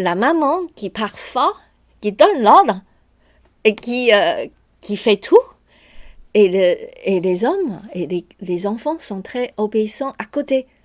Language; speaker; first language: French; non-native, fluent; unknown